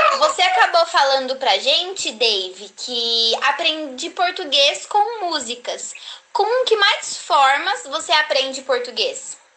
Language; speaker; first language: Portuguese; native; Portuguese